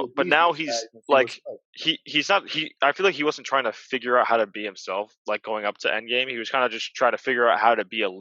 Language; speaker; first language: English; native; English